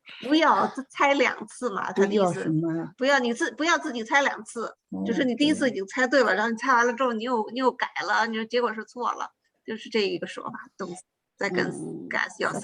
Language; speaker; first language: Chinese; native; Chinese